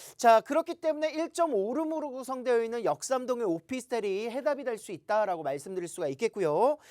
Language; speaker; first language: Korean; native; Korean